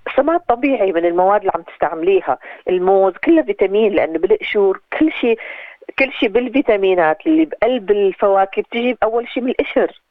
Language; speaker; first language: Arabic; native; Arabic